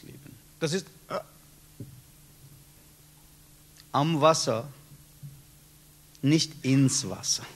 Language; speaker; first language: German; non-native, learner; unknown